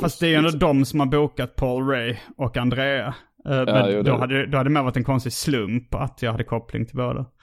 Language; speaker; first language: Swedish; native; Swedish